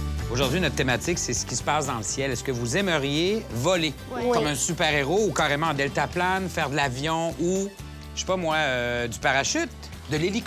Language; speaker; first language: French; native; French